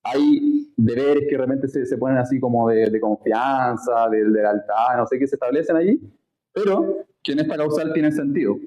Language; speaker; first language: Spanish; native; Spanish